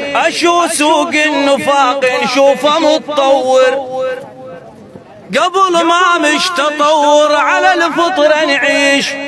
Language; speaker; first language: Arabic; native; Arabic